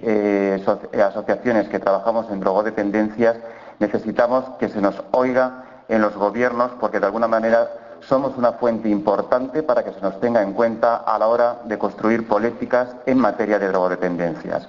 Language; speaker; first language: Spanish; native; Spanish